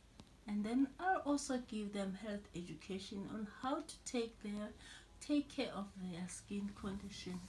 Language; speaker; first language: English; non-native, local second language; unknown